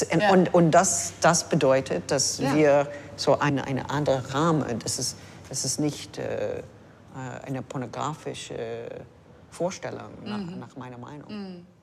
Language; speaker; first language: German; non-native, fluent; English